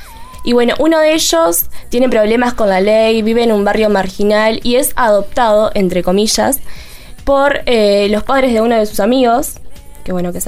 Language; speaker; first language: Spanish; native; Spanish